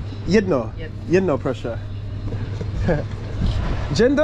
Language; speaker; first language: Polish; non-native, learner; English